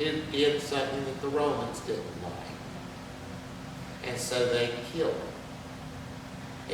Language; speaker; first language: English; native; English